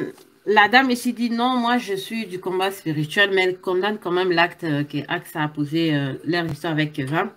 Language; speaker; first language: French; non-native, local second language; Lingala